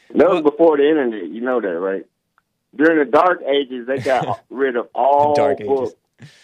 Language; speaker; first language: English; native; English